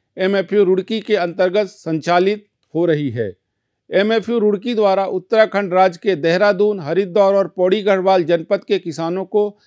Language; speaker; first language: Hindi; native; Hindi